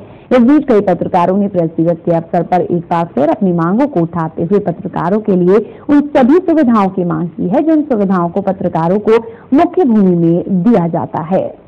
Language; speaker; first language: Hindi; native; Hindi